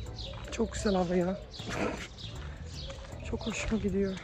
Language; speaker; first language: Turkish; early bilingual, heritage; Turkish